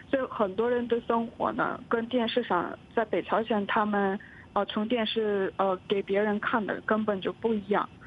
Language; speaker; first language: Chinese; non-native, fluent; Korean